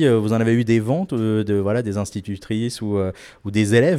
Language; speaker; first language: French; native; French